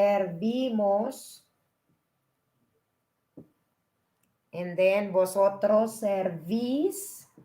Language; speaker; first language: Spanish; non-native, fluent; Filipino